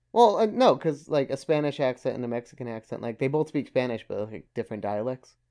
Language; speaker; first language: English; early bilingual, other home language; German